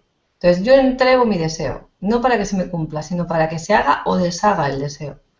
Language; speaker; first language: Spanish; native; Spanish